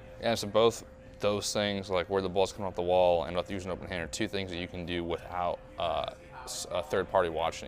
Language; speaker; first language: English; native; English